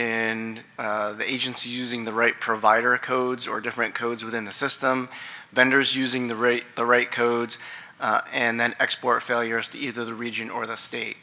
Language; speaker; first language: English; native; English